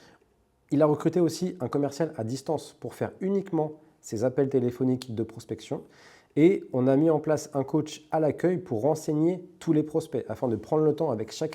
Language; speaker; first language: French; native; French